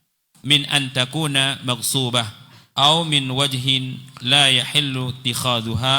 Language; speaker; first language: Arabic; non-native, fluent; Indonesian